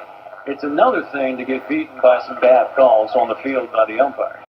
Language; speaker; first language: English; native; English